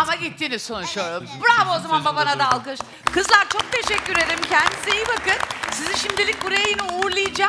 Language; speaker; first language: Turkish; native; Turkish